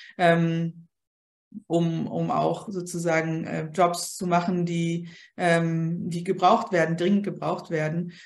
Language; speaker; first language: German; early bilingual, other home language; Polish